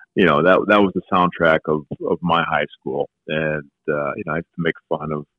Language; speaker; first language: English; native; English